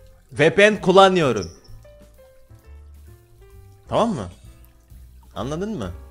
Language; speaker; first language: Turkish; non-native, learner; Indonesian